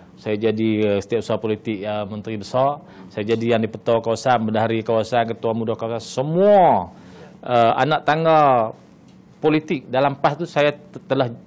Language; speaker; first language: Malay; native; Malay